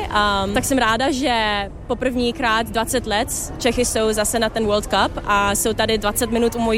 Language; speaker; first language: Czech; early bilingual, other home language; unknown